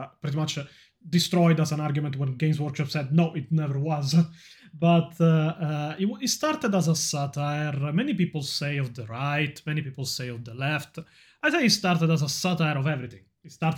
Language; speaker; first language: English; non-native, fluent; Italian